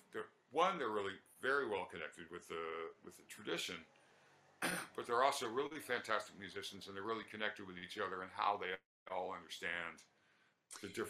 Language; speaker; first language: English; native; English